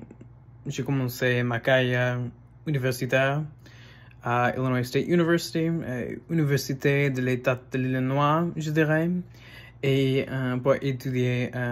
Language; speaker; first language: French; non-native, fluent; English